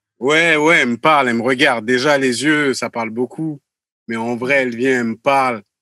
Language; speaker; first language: French; native; French